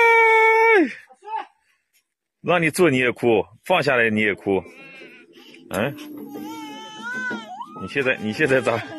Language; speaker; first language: Chinese; native; Chinese